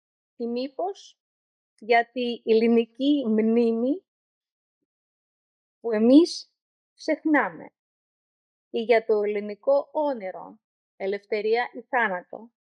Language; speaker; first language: Greek; non-native, learner; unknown